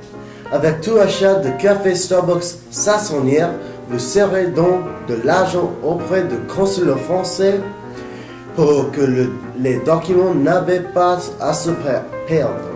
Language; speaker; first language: French; non-native, learner; English